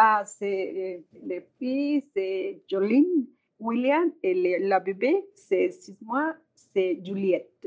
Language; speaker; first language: French; non-native, learner; Spanish